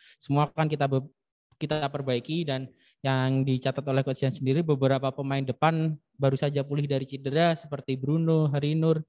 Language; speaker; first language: Indonesian; native; Indonesian